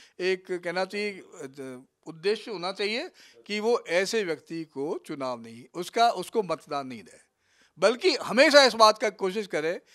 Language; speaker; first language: Hindi; native; Hindi